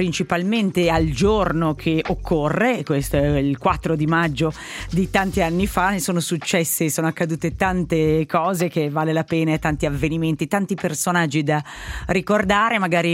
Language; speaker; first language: Italian; native; Italian